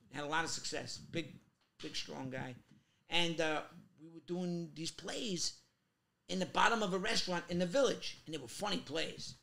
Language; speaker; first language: English; native; English